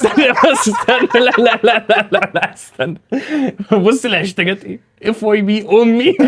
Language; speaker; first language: Arabic; native; Arabic